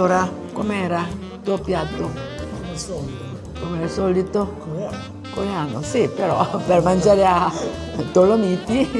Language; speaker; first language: Italian; non-native, fluent; Korean